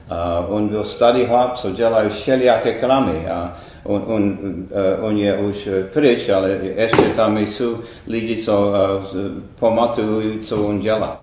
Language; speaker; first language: Czech; early bilingual, heritage; Czech